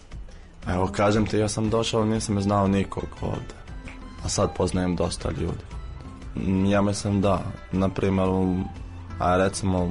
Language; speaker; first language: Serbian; non-native, fluent; Arabic